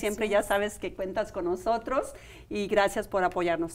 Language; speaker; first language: Spanish; native; Spanish